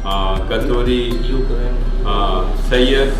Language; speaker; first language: Russian; non-native, learner; Urdu